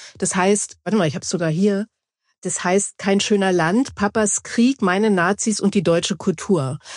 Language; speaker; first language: German; native; German